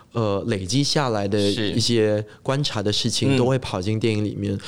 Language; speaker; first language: Chinese; non-native, local second language; English